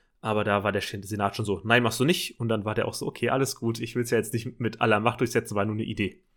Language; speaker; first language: German; native; German